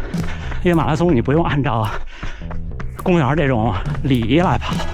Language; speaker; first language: Chinese; native; Chinese